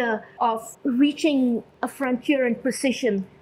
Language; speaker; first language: English; non-native, local second language; Urdu